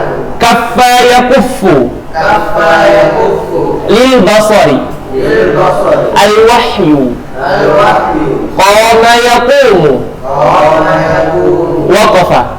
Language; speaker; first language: Arabic; non-native, fluent; Indonesian